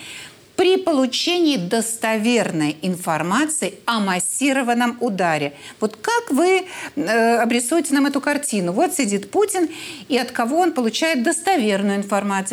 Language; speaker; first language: Russian; native; Russian